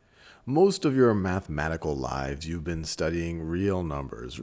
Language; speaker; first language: English; native; English